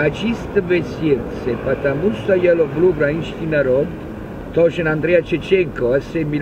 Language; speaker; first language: Russian; non-native, learner; Italian